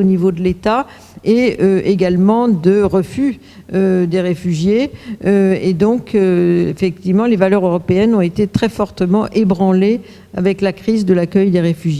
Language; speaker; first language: French; native; French